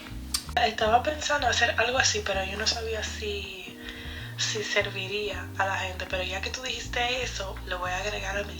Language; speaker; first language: Spanish; non-native, fluent; English